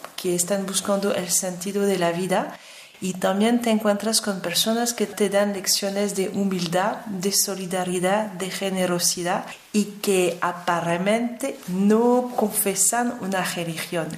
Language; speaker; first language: Spanish; non-native, fluent; French